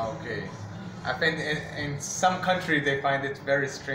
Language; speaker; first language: English; non-native, fluent; French